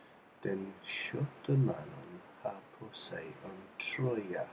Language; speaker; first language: Swedish; non-native, learner; English